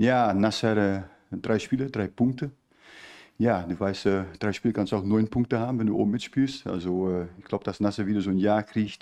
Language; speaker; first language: German; native; German